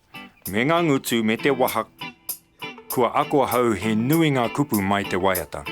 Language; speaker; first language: Māori; non-native, local second language; English